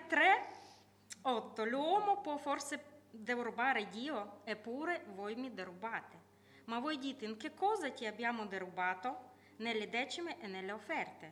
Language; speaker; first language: Italian; non-native, learner; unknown